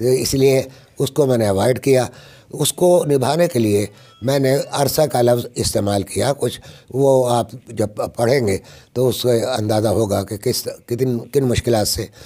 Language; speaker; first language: Urdu; native; Urdu